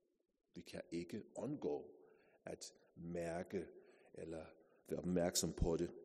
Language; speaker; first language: Danish; non-native, fluent; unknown